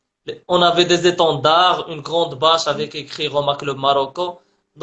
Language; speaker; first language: French; non-native, local second language; Arabic